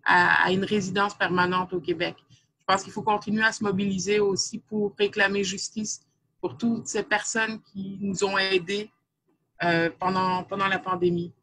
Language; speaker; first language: French; native; French